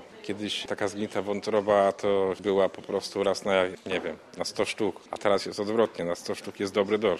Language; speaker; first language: Polish; native; Polish